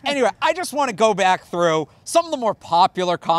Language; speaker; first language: English; native; English